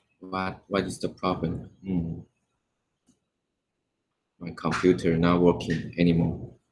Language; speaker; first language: English; non-native, learner; Chinese